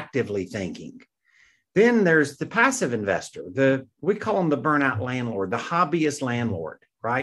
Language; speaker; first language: English; native; English